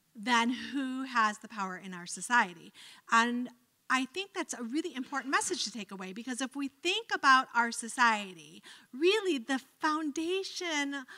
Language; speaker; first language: English; native; English